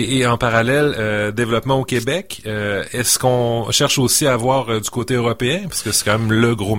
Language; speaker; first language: French; native; French